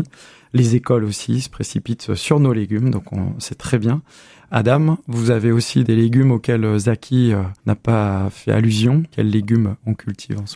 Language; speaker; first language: French; native; French